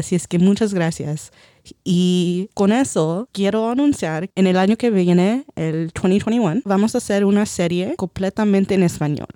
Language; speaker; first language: Spanish; early bilingual, heritage; Spanish